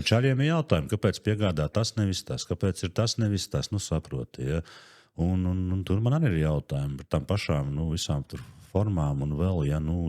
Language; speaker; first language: Latvian; native; Latvian